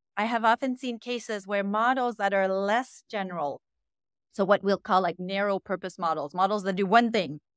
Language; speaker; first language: English; native; English